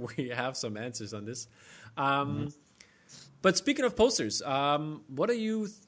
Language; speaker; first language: English; non-native, fluent; German